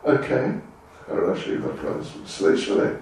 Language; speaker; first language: Russian; non-native, learner; English